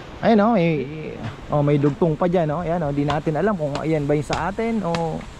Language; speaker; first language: Filipino; native; Filipino